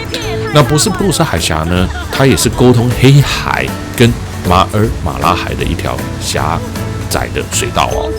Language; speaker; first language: Chinese; native; Chinese